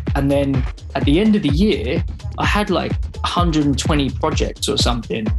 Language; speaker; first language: English; native; English